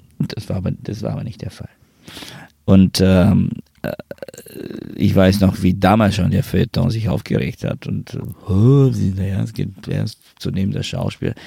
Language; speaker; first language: German; non-native, fluent; Bulgarian